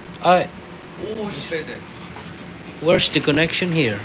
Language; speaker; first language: English; non-native, local second language; Filipino